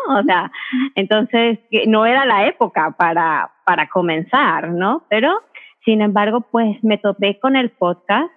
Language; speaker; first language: Spanish; native; Spanish